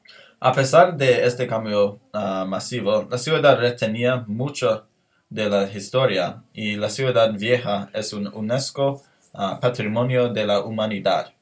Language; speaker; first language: Spanish; non-native, learner; English